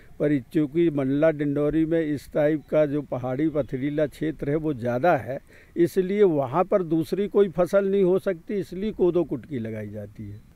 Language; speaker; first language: Hindi; native; Hindi